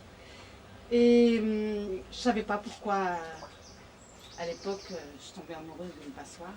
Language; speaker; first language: French; native; French